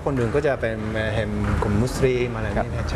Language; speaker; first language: Thai; native; Thai